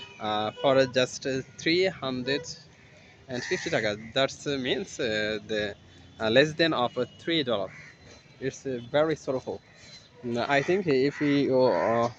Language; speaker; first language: English; non-native, learner; Bangla